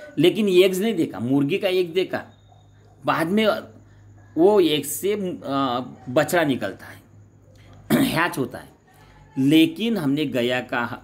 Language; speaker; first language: Hindi; non-native, local second language; Marathi